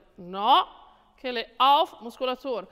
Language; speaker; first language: German; non-native, fluent; Italian